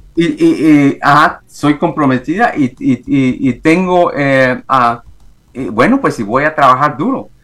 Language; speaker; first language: Spanish; native; Spanish